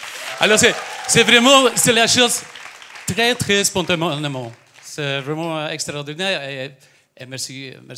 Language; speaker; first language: French; non-native, learner; Polish